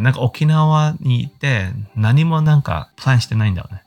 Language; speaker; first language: Japanese; non-native, learner; Thai